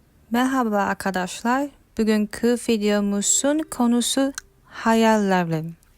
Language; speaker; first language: Turkish; non-native, learner; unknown